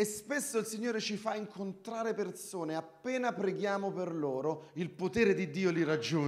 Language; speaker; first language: Italian; native; Italian